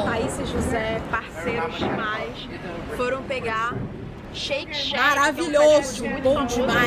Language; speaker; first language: Portuguese; native; Portuguese